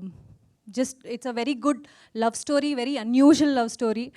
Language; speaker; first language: Telugu; non-native, fluent; Kannada